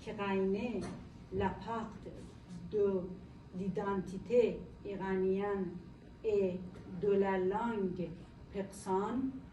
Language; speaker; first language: French; non-native, learner; Persian